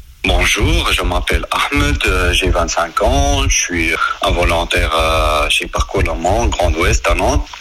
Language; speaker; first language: French; non-native, local second language; Arabic